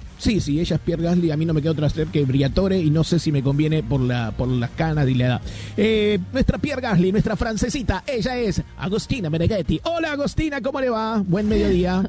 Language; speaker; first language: Spanish; native; Spanish